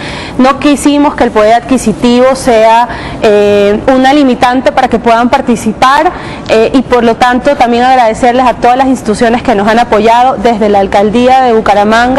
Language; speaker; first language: Spanish; native; Spanish